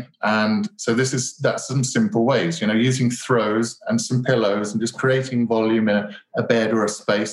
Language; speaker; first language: English; native; English